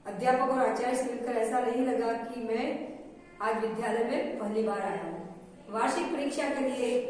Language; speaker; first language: Hindi; non-native, local second language; Gujarati